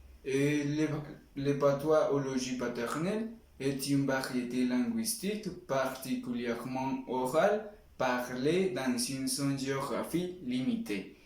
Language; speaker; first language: French; non-native, learner; Spanish